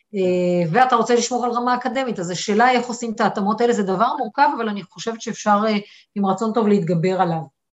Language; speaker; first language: Hebrew; native; Hebrew